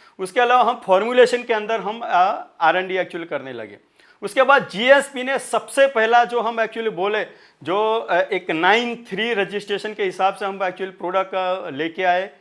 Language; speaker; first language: Hindi; non-native, local second language; Marathi